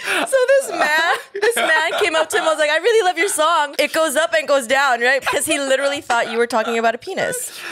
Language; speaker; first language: English; early bilingual, other home language; Korean